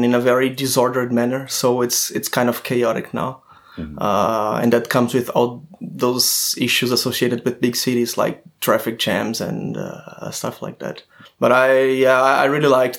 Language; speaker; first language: English; non-native, fluent; Portuguese